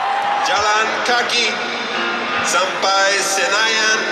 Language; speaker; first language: Indonesian; non-native, learner; English